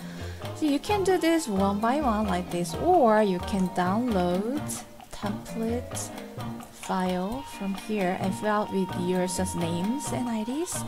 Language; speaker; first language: English; non-native, fluent; Korean